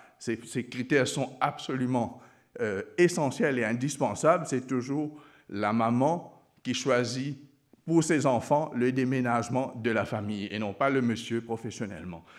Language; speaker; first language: French; non-native, local second language; Morisyen